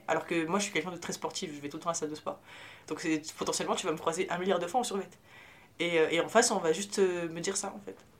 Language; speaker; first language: French; early bilingual, other home language; Arabic